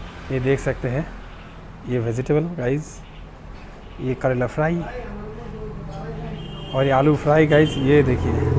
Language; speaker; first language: Hindi; non-native, local second language; Bangla